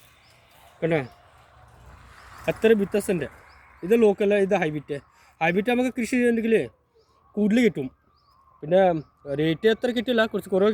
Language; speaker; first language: Malayalam; non-native, learner; Assamese